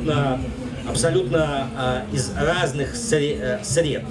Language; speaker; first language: Russian; native; Russian